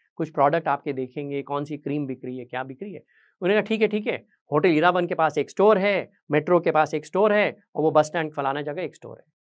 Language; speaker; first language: Hindi; native; Hindi